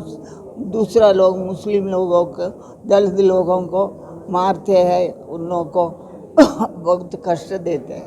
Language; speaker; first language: Hindi; non-native, local second language; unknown